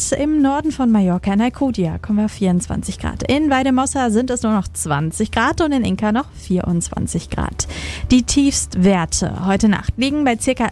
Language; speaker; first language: German; native; German